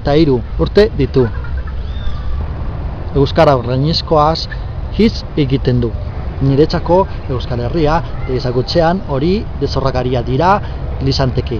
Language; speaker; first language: Basque; non-native, learner; Spanish